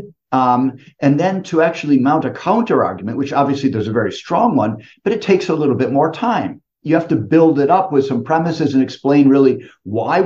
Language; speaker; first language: English; native; English